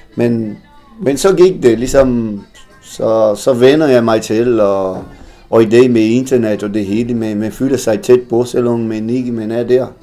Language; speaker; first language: Danish; non-native, fluent; Portuguese